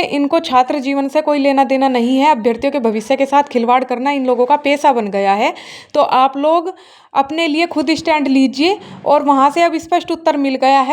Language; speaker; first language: Hindi; native; Hindi